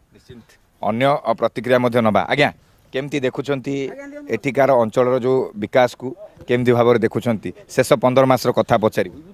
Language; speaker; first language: Odia; native; Odia